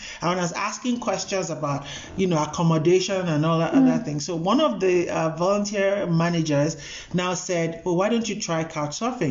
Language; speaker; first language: English; non-native, local second language; Yoruba